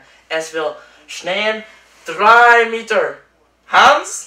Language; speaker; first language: German; non-native, learner; English